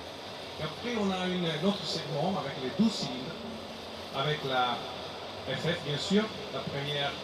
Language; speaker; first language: French; non-native, fluent; Italian